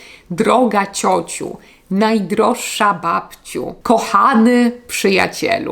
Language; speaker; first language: Polish; native; Polish